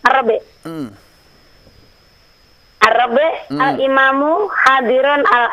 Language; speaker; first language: Arabic; non-native, learner; Indonesian